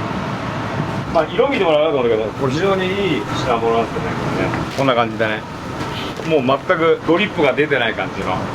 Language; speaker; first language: Japanese; native; Japanese